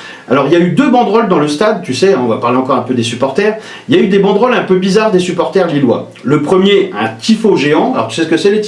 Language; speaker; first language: French; native; French